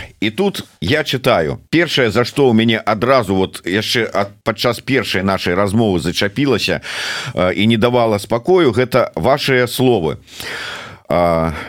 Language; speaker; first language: Belarusian; native; Belarusian